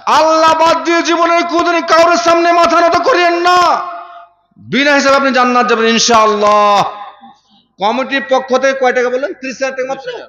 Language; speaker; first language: Bangla; non-native, fluent; Urdu